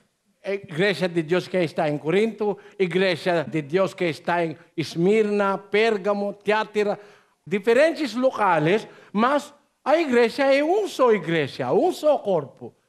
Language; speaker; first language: Portuguese; non-native, learner; Filipino